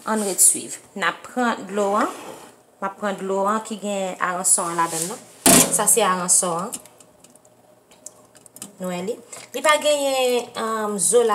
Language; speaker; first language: French; non-native, learner; Haitian Creole